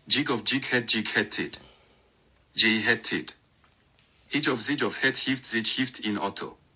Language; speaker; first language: Dutch; non-native, learner; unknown